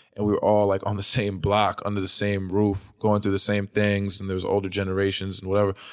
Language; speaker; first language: English; native; English